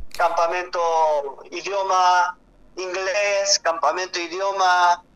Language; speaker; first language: Spanish; non-native, learner; Korean